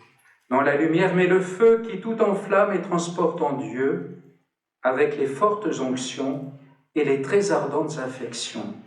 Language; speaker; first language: French; native; French